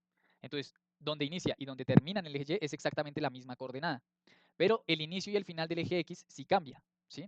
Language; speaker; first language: Spanish; native; Spanish